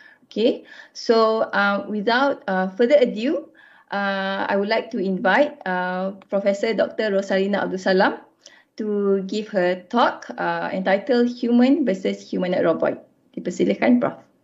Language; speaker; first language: English; non-native, local second language; Malay